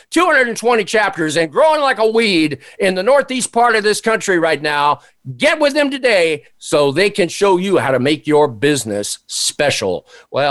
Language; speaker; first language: English; native; English